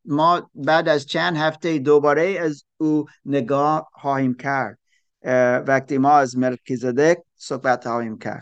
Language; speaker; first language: Persian; non-native, fluent; German